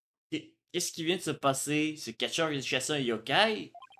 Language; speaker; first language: French; native; French